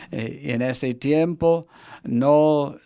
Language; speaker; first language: Spanish; non-native, fluent; English